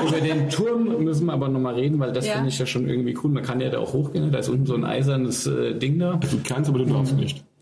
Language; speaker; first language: German; non-native, fluent; French